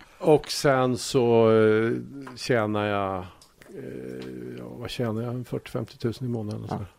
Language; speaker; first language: Swedish; native; Swedish